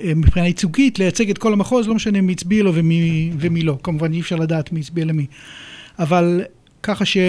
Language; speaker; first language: Hebrew; native; Hebrew